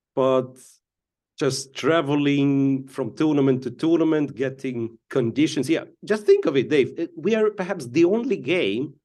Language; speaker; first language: English; non-native, fluent; Russian